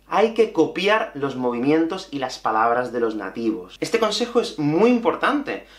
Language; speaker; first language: Spanish; native; Spanish